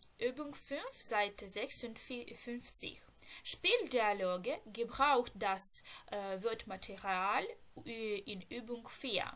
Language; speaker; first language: German; non-native, fluent; Ukrainian